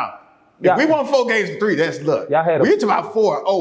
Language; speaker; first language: English; native; English